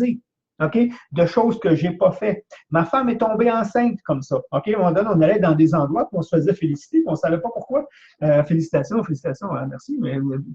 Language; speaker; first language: French; native; French